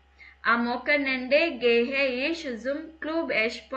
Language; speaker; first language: German; non-native, learner; Tamil